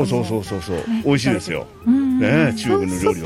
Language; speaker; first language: Japanese; native; Japanese